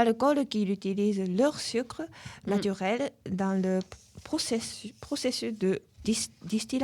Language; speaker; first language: French; non-native, fluent; Japanese